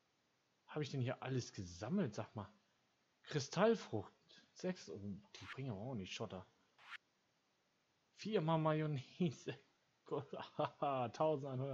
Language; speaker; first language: German; native; German